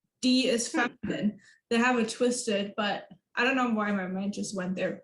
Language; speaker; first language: English; non-native, fluent; German